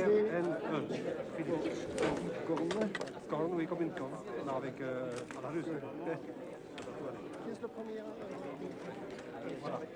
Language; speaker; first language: French; non-native, learner; Russian